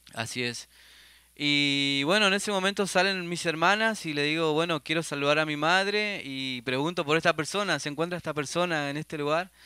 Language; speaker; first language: Spanish; native; Spanish